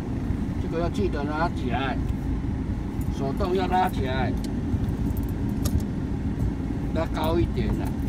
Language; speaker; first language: Chinese; native; Chinese